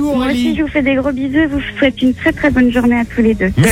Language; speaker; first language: French; native; French